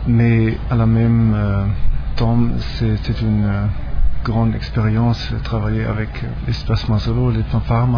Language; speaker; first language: French; non-native, learner; German